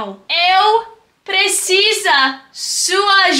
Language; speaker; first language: Portuguese; non-native, learner; English